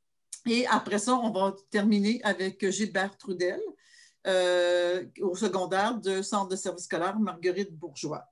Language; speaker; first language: French; native; French